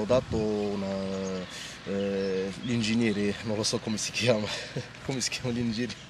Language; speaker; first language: Italian; non-native, learner; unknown